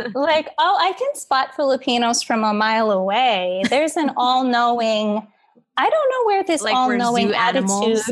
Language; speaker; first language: English; native; English